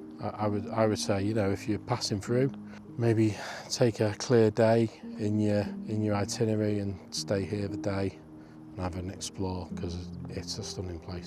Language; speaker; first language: English; native; English